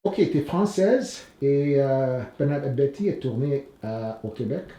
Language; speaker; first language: French; non-native, learner; English